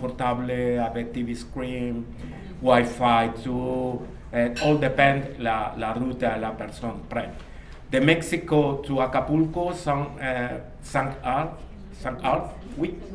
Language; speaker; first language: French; non-native, learner; Spanish